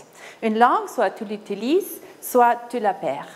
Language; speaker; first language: French; non-native, fluent; German